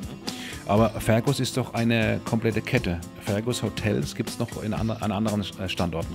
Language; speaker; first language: German; native; German